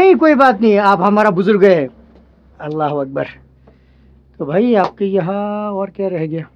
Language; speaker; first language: Hindi; non-native, learner; Bangla